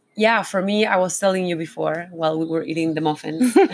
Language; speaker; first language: English; non-native, fluent; Spanish